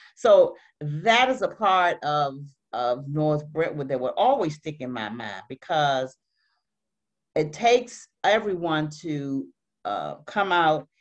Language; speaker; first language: English; native; English